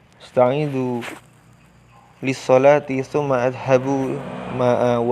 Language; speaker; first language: Arabic; non-native, learner; Indonesian